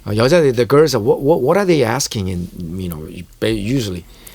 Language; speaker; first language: English; non-native, fluent; Korean